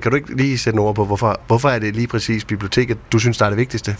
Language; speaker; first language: Danish; native; Danish